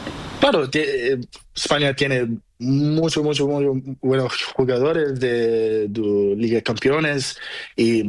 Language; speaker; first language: Spanish; non-native, learner; Portuguese